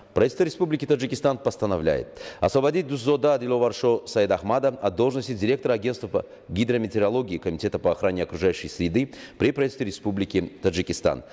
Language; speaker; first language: Russian; non-native, local second language; Tajik